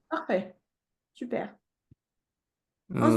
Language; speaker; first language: French; native; French